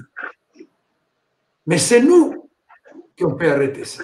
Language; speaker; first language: French; non-native, fluent; Italian